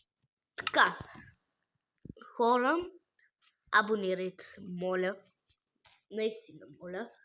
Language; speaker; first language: Bulgarian; native; Bulgarian